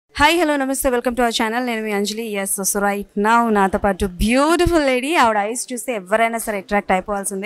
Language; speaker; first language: Telugu; native; Telugu